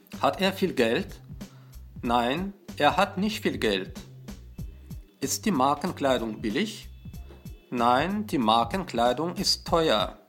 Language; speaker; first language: German; non-native, fluent; Russian